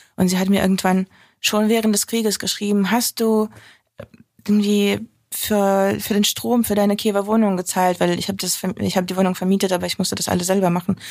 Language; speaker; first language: German; non-native, fluent; Ukrainian